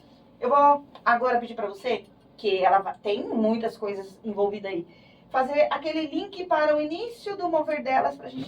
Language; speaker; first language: Portuguese; native; Portuguese